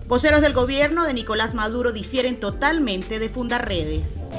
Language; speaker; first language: Spanish; native; Spanish